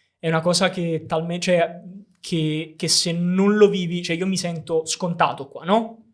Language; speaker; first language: Italian; native; Italian